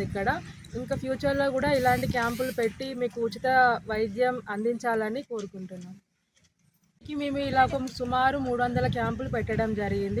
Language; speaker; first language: Telugu; native; Telugu